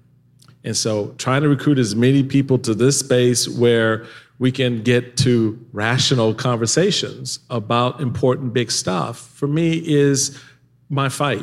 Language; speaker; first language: English; native; English